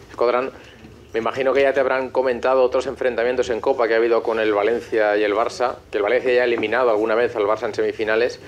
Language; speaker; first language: Spanish; native; Spanish